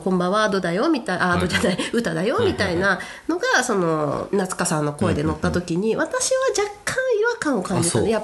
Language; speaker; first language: Japanese; native; Japanese